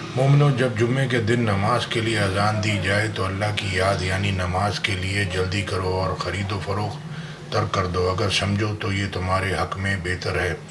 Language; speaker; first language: Urdu; native; Urdu